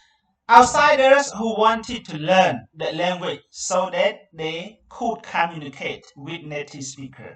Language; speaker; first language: English; non-native, learner; Khmer